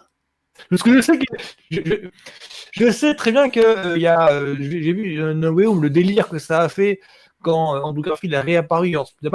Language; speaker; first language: French; native; French